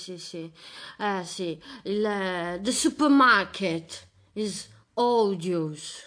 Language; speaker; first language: English; non-native, learner; Italian